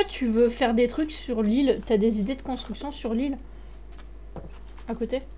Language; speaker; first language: French; native; French